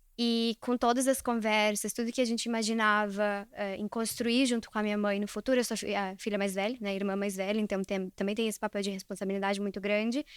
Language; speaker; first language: Portuguese; early bilingual, other home language; Spanish